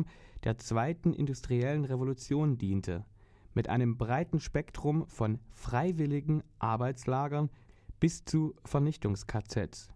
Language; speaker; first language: German; native; German